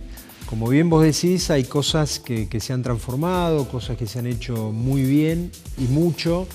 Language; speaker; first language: Spanish; native; Spanish